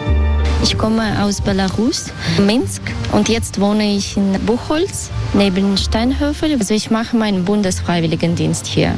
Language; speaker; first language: German; non-native, fluent; Russian